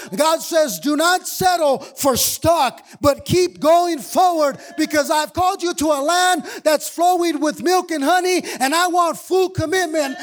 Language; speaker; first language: English; native; English